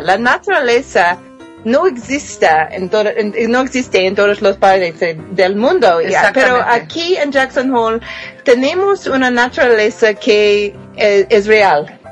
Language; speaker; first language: Spanish; non-native, fluent; English